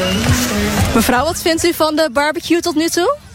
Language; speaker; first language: Dutch; native; Dutch